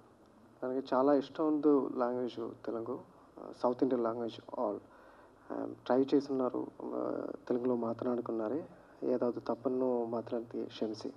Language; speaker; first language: Telugu; non-native, learner; Malayalam